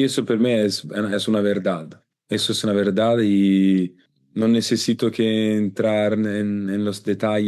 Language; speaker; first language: Spanish; non-native, learner; Italian